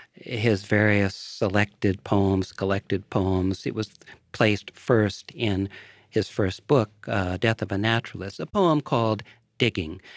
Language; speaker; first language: English; native; English